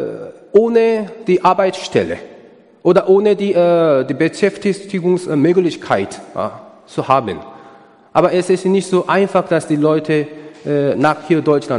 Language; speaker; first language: German; non-native, learner; Korean